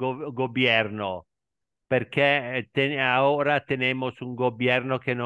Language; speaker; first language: Spanish; non-native, learner; Italian